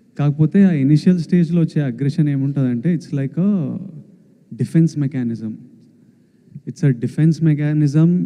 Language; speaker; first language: Telugu; native; Telugu